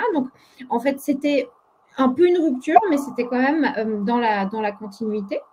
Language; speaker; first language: French; non-native, fluent; Polish